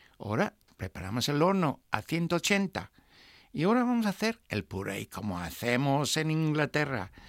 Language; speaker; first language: Spanish; non-native, fluent; English